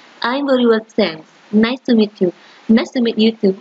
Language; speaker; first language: English; non-native, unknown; Indonesian